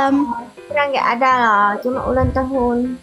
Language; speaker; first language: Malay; non-native, learner; Vietnamese